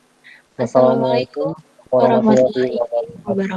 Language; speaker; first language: Indonesian; native; Indonesian